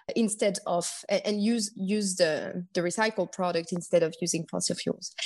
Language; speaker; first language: English; non-native, fluent; French